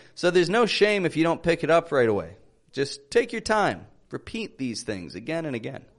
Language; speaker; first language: English; native; English